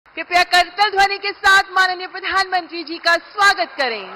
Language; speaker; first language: Hindi; native; Hindi